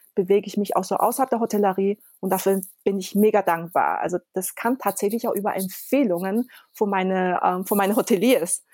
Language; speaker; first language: German; early bilingual, other home language; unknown